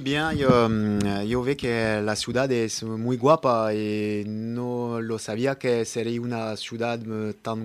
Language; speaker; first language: Spanish; non-native, learner; French